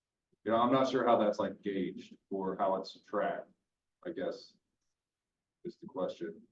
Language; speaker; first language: English; native; English